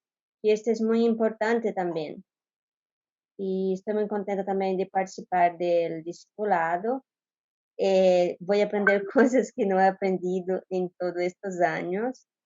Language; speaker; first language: Spanish; non-native, fluent; Portuguese